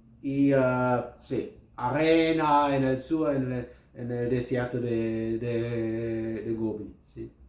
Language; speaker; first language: Spanish; non-native, learner; German